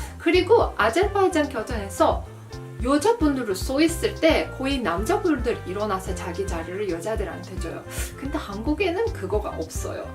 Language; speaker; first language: Korean; non-native, fluent; Azerbaijani